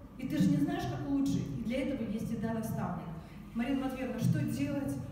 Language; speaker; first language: Russian; native; Russian